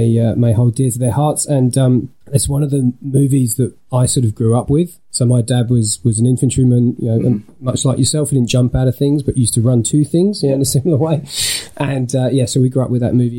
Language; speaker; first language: English; native; English